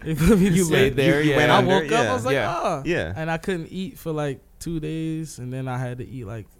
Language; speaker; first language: English; native; English